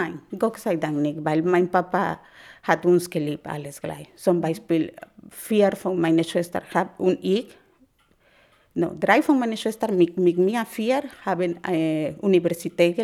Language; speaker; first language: German; non-native, learner; Spanish